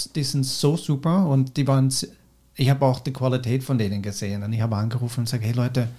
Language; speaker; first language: German; non-native, fluent; English